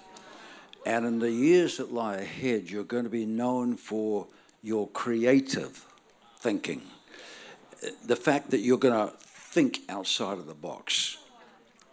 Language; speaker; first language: English; native; English